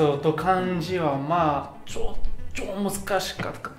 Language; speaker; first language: Japanese; non-native, learner; French